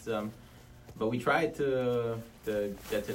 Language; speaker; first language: English; non-native, local second language; Hebrew